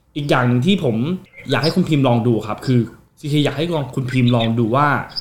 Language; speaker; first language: Thai; non-native, fluent; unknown